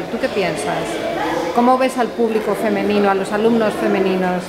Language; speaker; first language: Spanish; native; Spanish